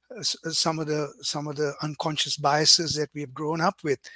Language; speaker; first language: English; non-native, local second language; Sinhala